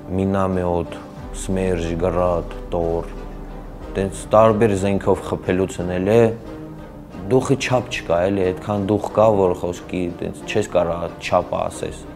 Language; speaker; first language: Armenian; early bilingual, heritage; Armenian